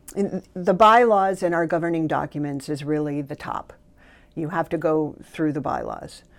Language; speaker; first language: English; native; English